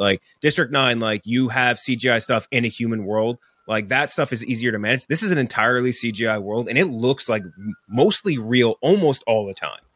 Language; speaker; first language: English; native; English